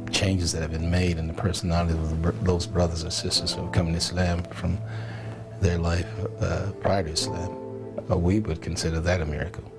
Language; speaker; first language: English; native; English